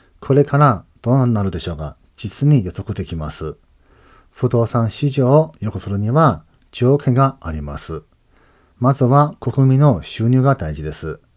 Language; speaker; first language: Japanese; non-native, fluent; Chinese